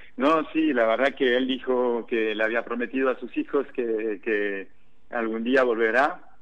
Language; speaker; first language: Spanish; non-native, fluent; French